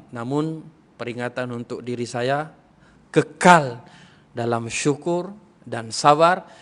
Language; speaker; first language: Malay; non-native, local second language; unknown